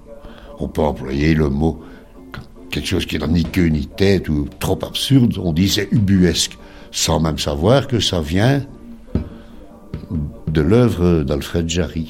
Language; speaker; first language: French; native; French